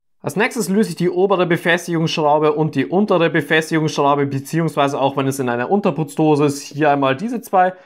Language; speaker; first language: German; native; German